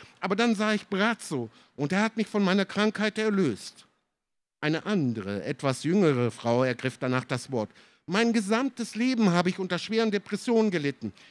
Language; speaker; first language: German; early bilingual, other home language; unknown